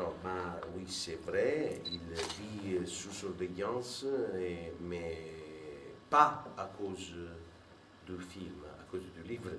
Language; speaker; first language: French; non-native, fluent; Italian